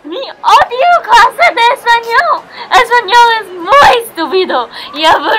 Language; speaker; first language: Spanish; non-native, learner; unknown